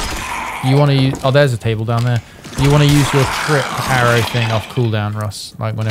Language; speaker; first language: English; native; English